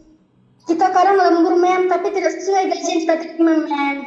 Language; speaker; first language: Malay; non-native, fluent; Indonesian